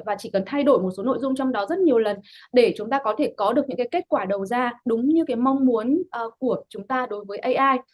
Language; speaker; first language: Vietnamese; native; Vietnamese